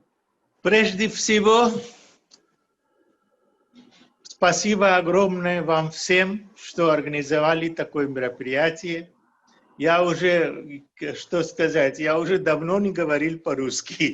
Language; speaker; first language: Russian; non-native, fluent; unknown